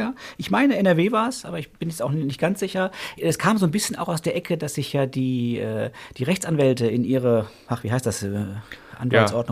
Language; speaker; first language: German; native; German